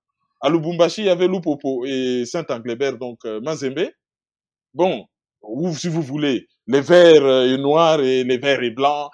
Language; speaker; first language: French; non-native, local second language; Lingala